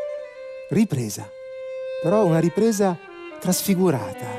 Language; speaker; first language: Italian; native; Italian